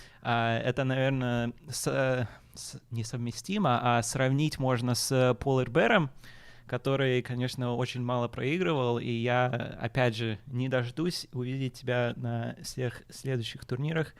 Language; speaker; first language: Russian; early bilingual, heritage; Russian